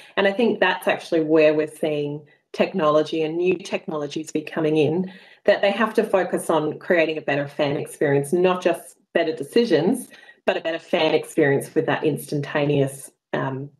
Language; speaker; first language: English; native; English